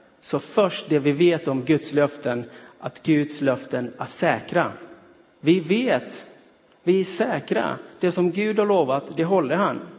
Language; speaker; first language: Swedish; non-native, fluent; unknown